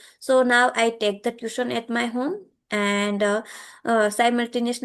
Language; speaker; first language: English; non-native, learner; Gujarati